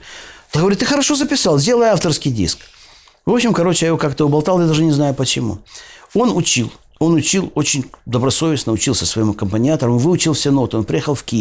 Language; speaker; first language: Russian; native; Russian